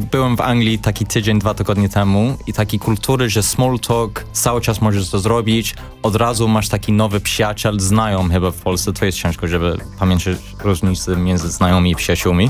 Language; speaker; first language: Polish; non-native, learner; English